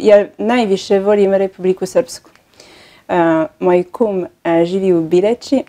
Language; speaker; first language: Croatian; non-native, learner; French